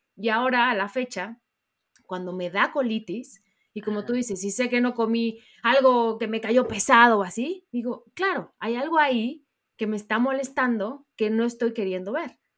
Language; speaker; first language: Spanish; native; Spanish